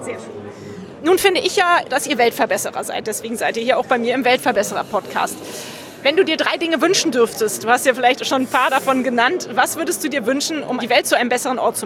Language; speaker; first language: German; native; German